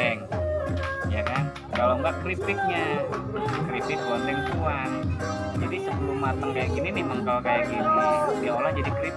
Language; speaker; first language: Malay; non-native, local second language; Sundanese